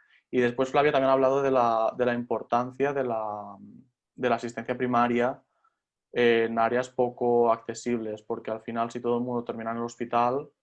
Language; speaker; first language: Spanish; native; Spanish